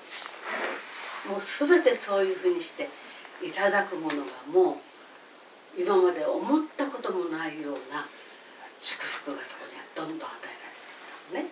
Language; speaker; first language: Japanese; native; Japanese